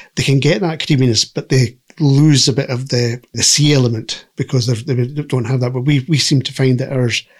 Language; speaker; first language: English; native; English